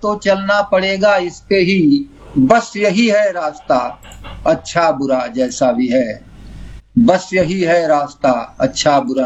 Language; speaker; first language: Hindi; native; Hindi